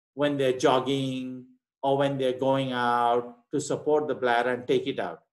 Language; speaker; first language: English; non-native, local second language; Marathi